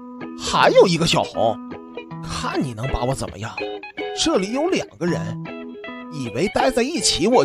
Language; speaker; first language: Chinese; native; Chinese